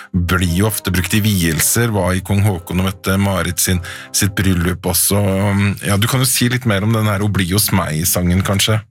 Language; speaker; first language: Norwegian; native; Norwegian